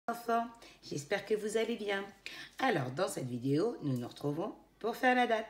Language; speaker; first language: French; native; French